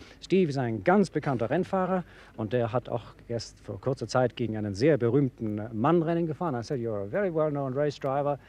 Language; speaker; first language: German; native; German